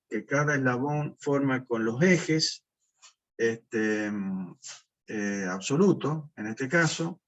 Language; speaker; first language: Spanish; native; Spanish